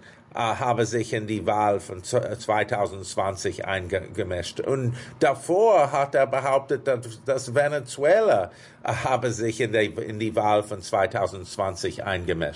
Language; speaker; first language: German; non-native, fluent; English